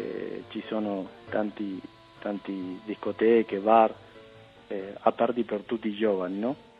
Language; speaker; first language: Italian; early bilingual, heritage; Spanish